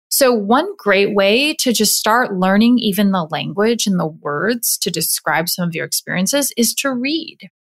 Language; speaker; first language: English; native; English